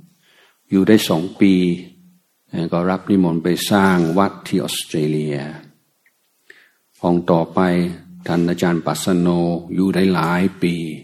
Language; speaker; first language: Thai; native; Thai